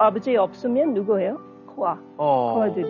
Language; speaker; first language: Korean; non-native, learner; English